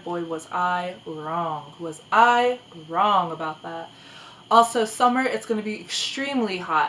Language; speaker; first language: English; native; English